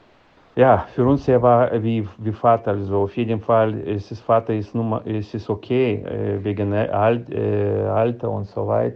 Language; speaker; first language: German; non-native, learner; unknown